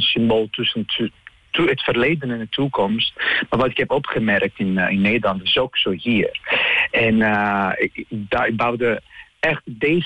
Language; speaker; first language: Dutch; non-native, fluent; Italian